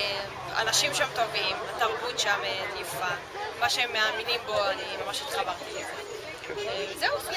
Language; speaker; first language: Hebrew; native; Hebrew